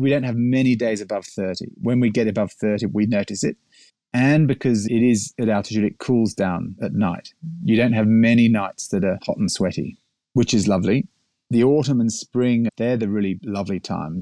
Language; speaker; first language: English; native; English